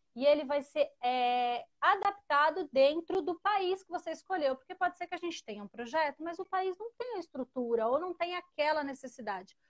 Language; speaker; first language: Portuguese; native; Portuguese